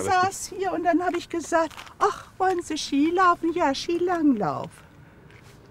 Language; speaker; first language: German; native; German